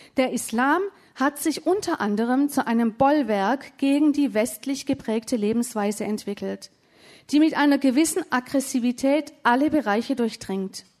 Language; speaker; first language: German; native; German